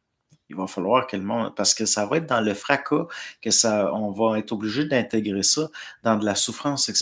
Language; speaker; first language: French; native; French